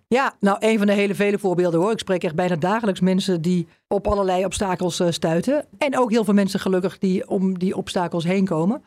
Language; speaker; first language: Dutch; native; Dutch